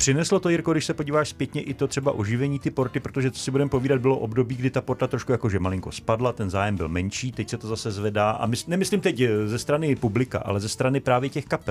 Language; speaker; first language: Czech; native; Czech